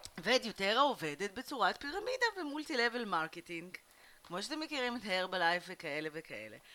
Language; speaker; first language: Hebrew; early bilingual, other home language; Russian